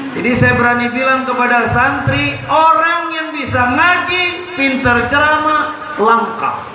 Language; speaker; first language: Indonesian; non-native, local second language; Malay